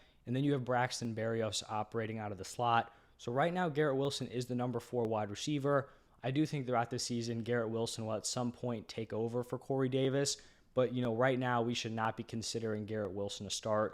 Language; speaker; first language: English; native; English